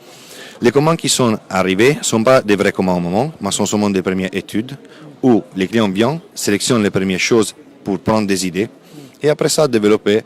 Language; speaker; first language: French; non-native, fluent; Italian